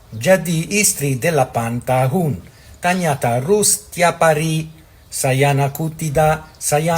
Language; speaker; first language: Indonesian; non-native, learner; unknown